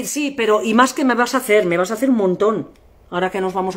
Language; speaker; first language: Spanish; native; Spanish